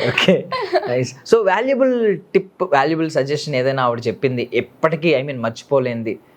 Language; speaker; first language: Telugu; native; Telugu